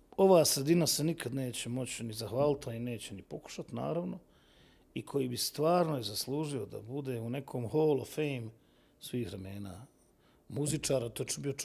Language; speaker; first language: Serbian; native; Serbian